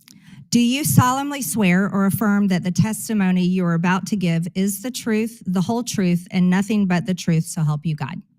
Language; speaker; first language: English; native; English